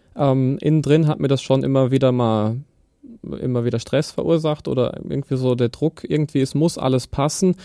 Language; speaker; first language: German; native; German